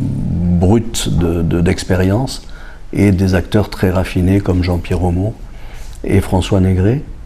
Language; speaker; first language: French; native; French